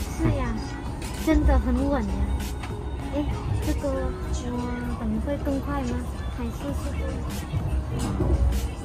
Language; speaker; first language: Chinese; non-native, fluent; Vietnamese